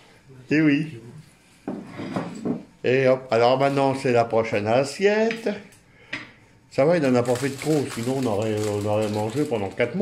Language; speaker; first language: French; native; French